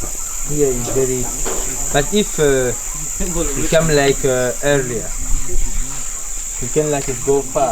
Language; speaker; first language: English; non-native, learner; Sango